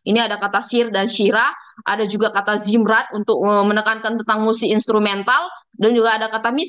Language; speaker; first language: Indonesian; native; Indonesian